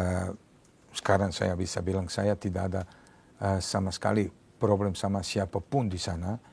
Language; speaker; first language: Indonesian; non-native, fluent; Serbian